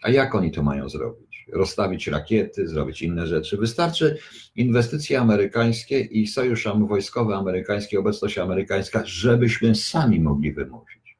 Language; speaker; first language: Polish; native; Polish